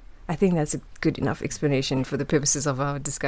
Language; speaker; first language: English; non-native, local second language; Shona